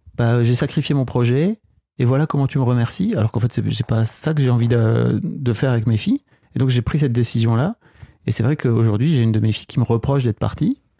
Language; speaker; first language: French; native; French